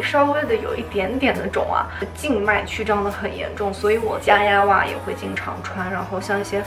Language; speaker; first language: Chinese; native; Chinese